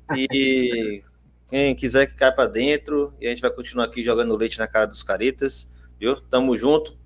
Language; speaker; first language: Portuguese; native; Portuguese